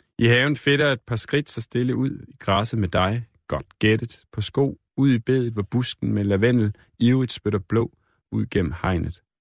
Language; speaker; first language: Danish; native; Danish